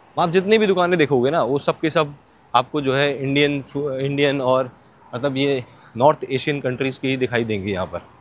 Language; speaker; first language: Hindi; native; Hindi